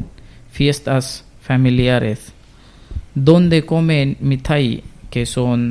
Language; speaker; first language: Spanish; non-native, learner; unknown